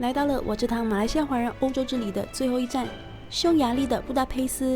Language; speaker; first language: Chinese; native; Chinese